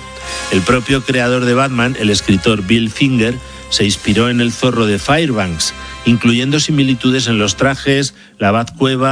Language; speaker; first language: Spanish; native; Spanish